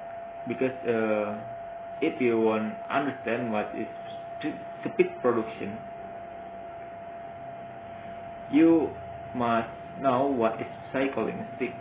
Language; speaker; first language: English; non-native, learner; Indonesian